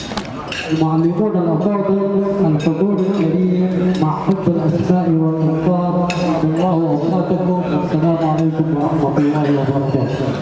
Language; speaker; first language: Arabic; native; Arabic